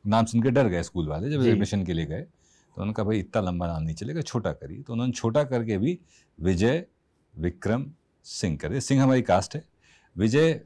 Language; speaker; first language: Hindi; native; Hindi